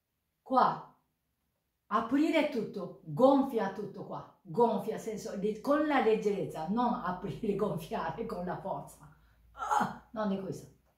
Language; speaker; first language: Italian; non-native, learner; Japanese